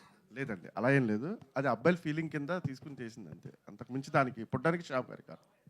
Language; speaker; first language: Telugu; native; Telugu